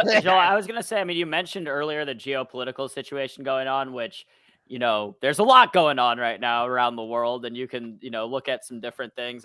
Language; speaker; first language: English; native; English